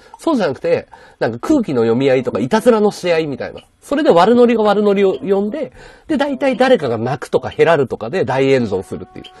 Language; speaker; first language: Japanese; native; Japanese